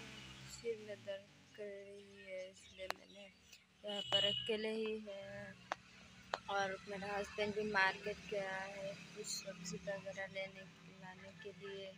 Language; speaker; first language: Hindi; non-native, local second language; Bangla